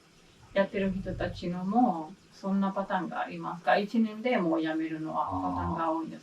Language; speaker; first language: Japanese; non-native, learner; English